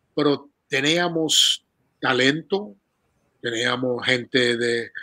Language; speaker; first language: Spanish; early bilingual, heritage; Spanish